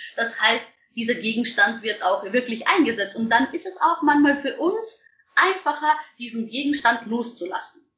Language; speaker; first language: German; non-native, fluent; Russian